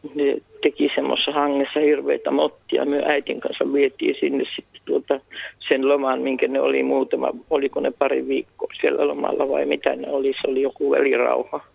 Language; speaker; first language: Finnish; native; Finnish